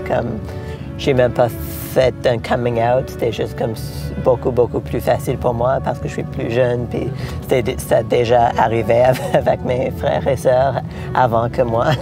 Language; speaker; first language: French; non-native, local second language; English